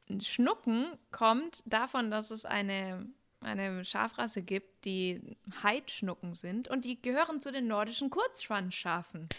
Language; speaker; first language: German; native; German